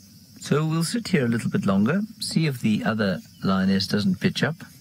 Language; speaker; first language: English; native; English